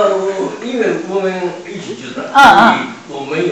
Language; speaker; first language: Chinese; non-native, learner; Japanese